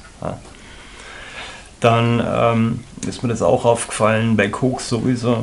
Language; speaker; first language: German; native; German